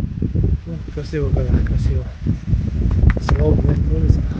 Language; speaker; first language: Russian; non-native, local second language; Chechen